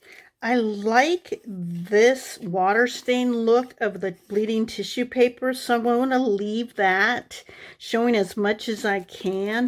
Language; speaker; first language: English; native; English